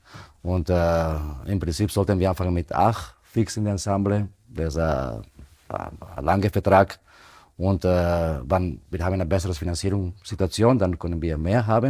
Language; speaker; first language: German; non-native, fluent; Spanish